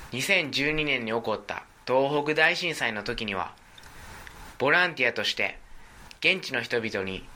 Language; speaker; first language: Japanese; native; Japanese